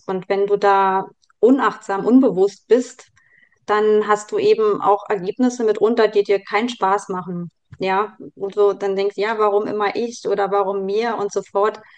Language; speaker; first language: German; native; German